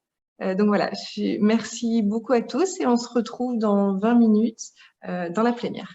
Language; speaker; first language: French; native; French